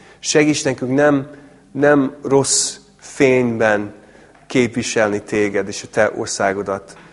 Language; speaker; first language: Hungarian; non-native, fluent; English